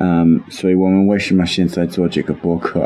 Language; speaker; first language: Chinese; non-native, learner; English